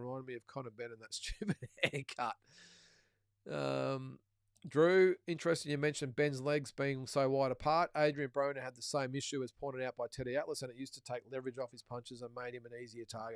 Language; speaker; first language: English; native; English